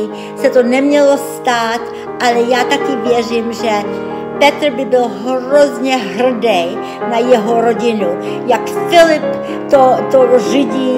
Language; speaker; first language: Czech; early bilingual, heritage; Czech